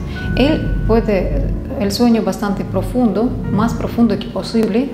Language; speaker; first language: Spanish; non-native, fluent; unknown